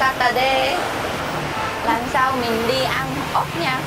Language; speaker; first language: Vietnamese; non-native, learner; Japanese